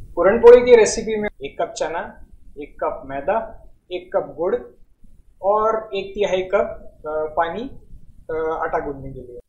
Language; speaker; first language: Hindi; non-native, local second language; Marathi